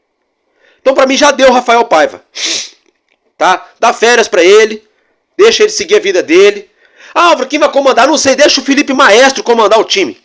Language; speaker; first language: Portuguese; native; Portuguese